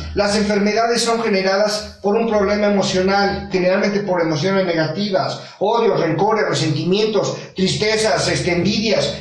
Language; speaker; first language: Spanish; native; Spanish